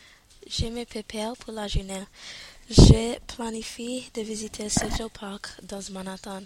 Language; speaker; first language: French; non-native, learner; English